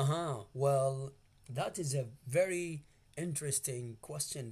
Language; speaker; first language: English; non-native, fluent; Arabic